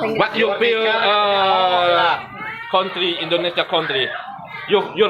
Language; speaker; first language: English; non-native, learner; Indonesian